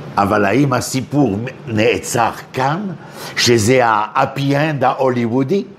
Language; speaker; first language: Hebrew; non-native, fluent; French